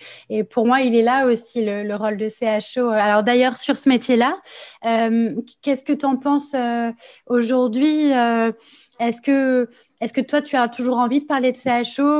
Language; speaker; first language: French; native; French